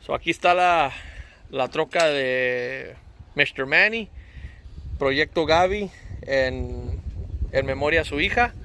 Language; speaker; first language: Spanish; early bilingual, other home language; English